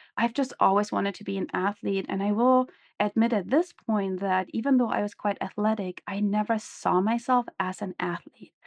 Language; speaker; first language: English; non-native, fluent; German